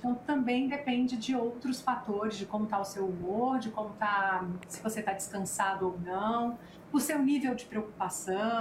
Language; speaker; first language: Portuguese; native; Portuguese